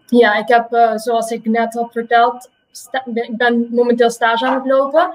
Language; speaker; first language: Dutch; non-native, local second language; Papiamento